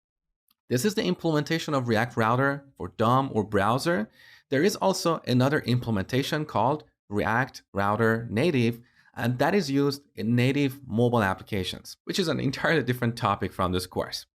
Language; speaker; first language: English; native; English